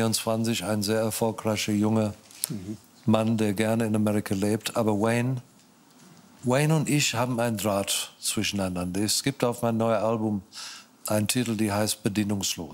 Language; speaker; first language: German; non-native, fluent; English